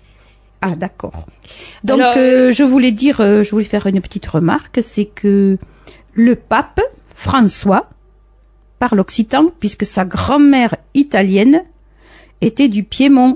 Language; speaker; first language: French; native; French